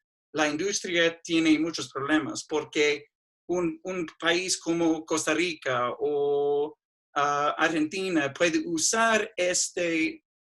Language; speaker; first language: Spanish; non-native, fluent; English